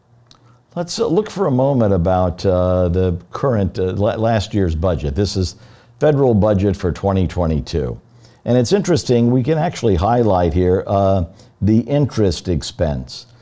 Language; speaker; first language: English; native; English